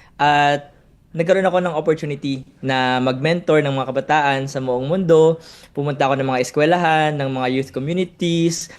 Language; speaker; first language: Filipino; non-native, local second language; Kinaray-a